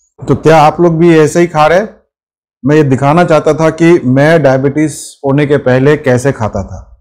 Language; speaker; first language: Hindi; non-native, local second language; Bangla